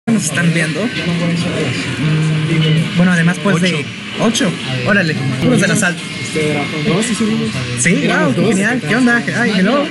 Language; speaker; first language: Spanish; native; Spanish